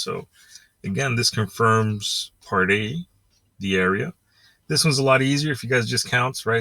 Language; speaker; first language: English; native; English